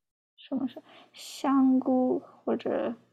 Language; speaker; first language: Chinese; non-native, learner; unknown